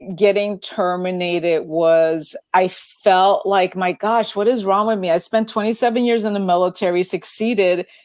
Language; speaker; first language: English; native; English